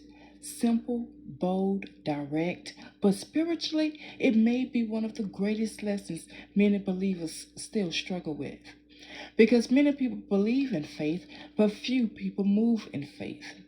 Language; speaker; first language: English; native; English